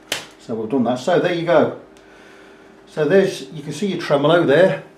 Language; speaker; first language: English; native; English